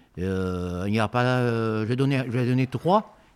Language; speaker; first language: French; native; French